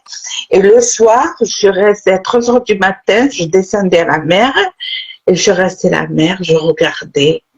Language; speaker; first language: French; non-native, local second language; Arabic